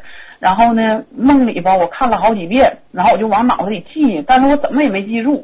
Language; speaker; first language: Chinese; native; Chinese